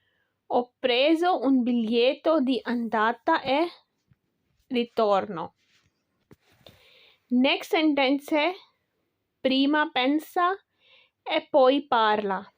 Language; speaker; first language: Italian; non-native, learner; Urdu